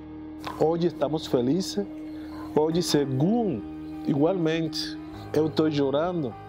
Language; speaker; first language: Portuguese; non-native, fluent; Spanish